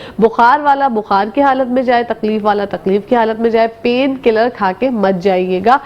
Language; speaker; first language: Urdu; native; Urdu